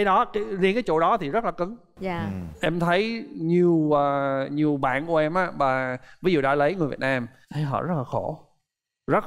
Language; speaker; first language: Vietnamese; non-native, fluent; English